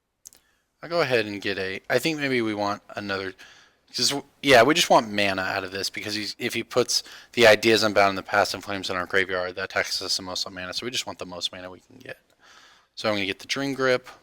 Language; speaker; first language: English; native; English